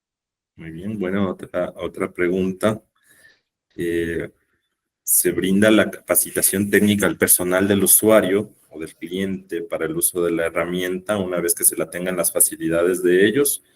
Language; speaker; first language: Spanish; native; Spanish